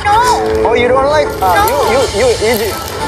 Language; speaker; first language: English; non-native, learner; Sundanese